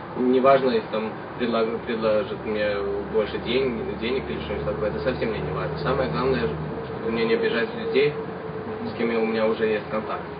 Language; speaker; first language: Russian; early bilingual, heritage; Russian